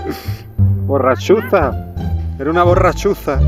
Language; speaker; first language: Spanish; native; Spanish